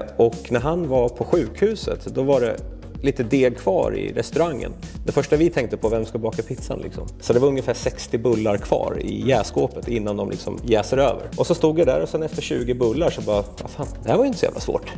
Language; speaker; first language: Swedish; early bilingual, other home language; Serbian